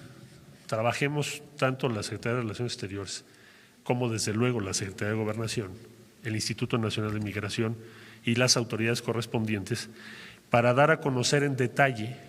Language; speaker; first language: Spanish; native; Spanish